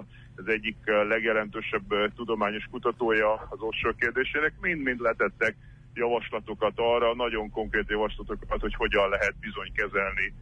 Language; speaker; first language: Hungarian; native; Hungarian